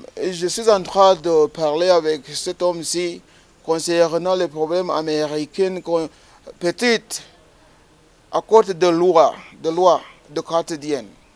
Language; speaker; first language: French; non-native, learner; Ganda